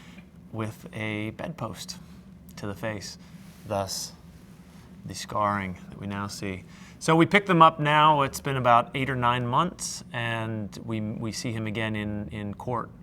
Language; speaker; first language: English; native; English